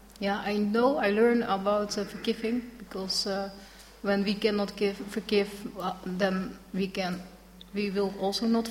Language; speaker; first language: English; non-native, learner; Dutch